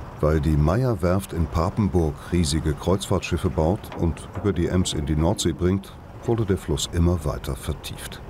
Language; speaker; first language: German; native; German